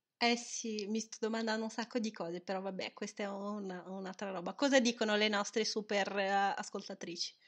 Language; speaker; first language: Italian; non-native, fluent; Portuguese